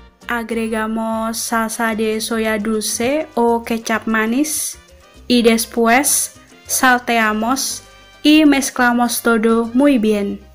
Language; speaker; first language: Spanish; non-native, fluent; Indonesian